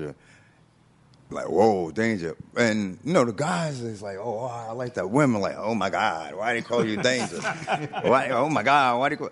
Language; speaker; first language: English; native; English